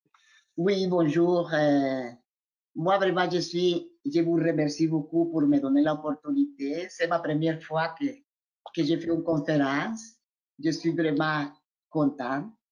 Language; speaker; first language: French; non-native, fluent; Spanish